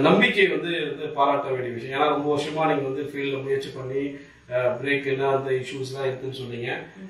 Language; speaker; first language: Tamil; native; Tamil